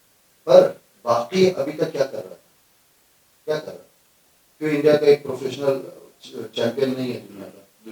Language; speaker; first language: Hindi; non-native, fluent; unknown